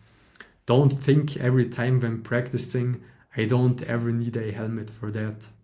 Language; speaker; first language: English; non-native, fluent; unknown